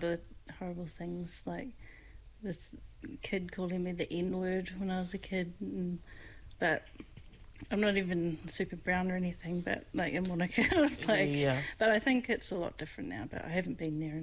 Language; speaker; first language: English; native; English